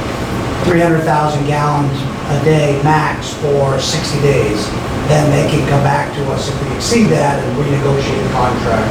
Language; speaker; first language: English; native; English